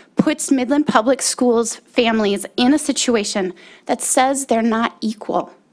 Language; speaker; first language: English; native; English